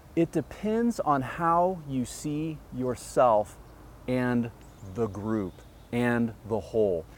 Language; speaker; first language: English; early bilingual, other home language; Dutch